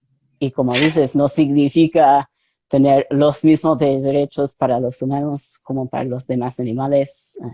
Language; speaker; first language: Spanish; non-native, fluent; English